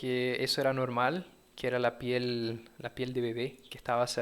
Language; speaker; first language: Spanish; early bilingual, heritage; Portuguese